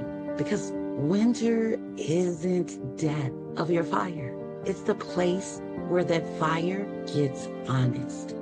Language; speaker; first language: English; native; English